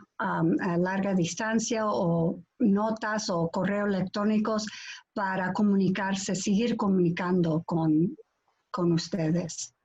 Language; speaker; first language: Spanish; non-native, fluent; English